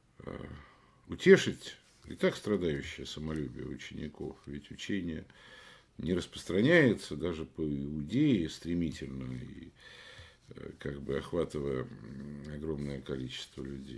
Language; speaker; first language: Russian; native; Russian